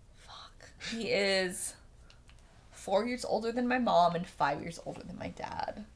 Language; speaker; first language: English; native; English